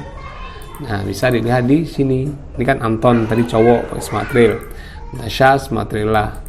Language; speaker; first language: Indonesian; non-native, local second language; Javanese